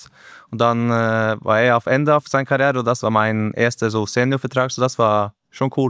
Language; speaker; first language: German; non-native, learner; Norwegian